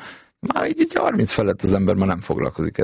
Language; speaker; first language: Hungarian; native; Hungarian